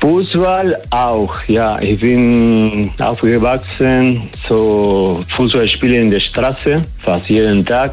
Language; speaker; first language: German; non-native, learner; Spanish